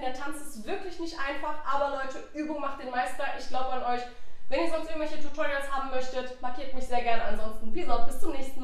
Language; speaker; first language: German; native; German